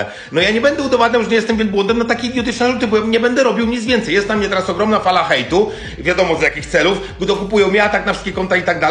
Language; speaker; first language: Polish; native; Polish